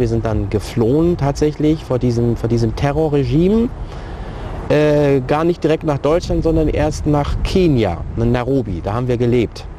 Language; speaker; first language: German; early bilingual, other home language; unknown